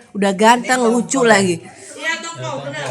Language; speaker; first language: Indonesian; native; Indonesian